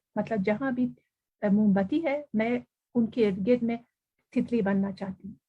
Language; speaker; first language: Urdu; non-native, fluent; Persian